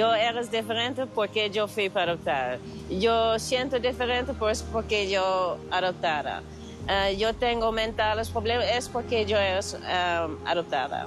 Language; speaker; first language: Spanish; non-native, learner; Dutch